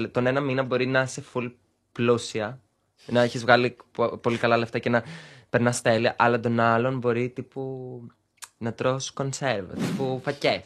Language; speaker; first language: Greek; early bilingual, other home language; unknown